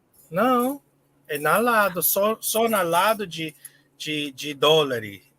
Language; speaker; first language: Portuguese; non-native, learner; English